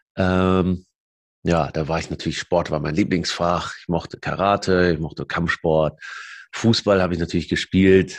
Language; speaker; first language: German; early bilingual, other home language; Arabic